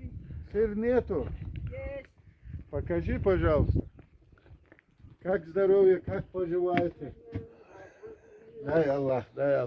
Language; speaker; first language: Russian; non-native, local second language; Chechen